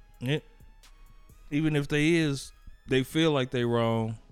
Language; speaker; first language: English; native; English